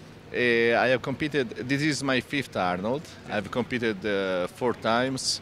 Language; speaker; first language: English; non-native, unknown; Italian